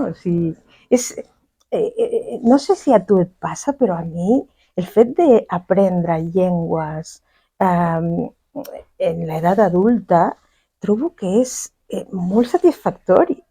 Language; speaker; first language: Catalan; non-native, fluent; Spanish